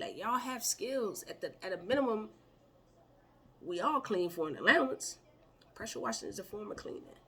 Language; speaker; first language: English; native; English